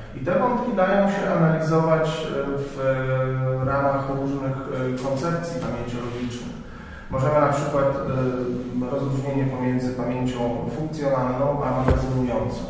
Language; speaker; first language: Polish; native; Polish